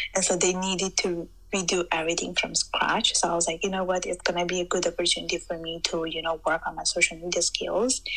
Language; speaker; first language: English; early bilingual, heritage; Italian